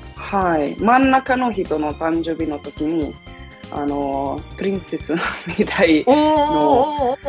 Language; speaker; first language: Japanese; non-native, fluent; Italian